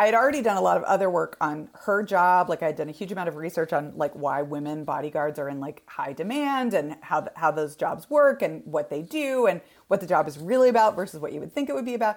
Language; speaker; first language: English; native; English